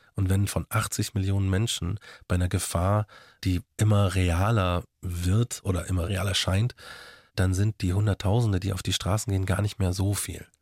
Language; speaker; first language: German; native; German